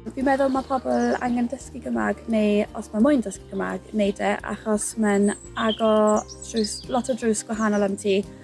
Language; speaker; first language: Welsh; non-native, local second language; English